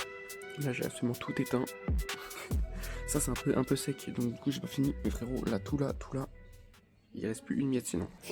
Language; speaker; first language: French; native; French